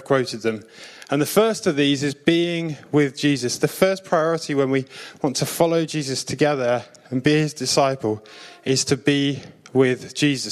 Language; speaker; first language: English; native; English